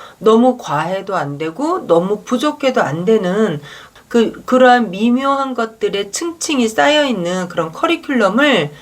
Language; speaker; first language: Korean; native; Korean